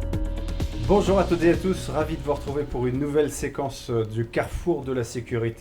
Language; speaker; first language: French; native; French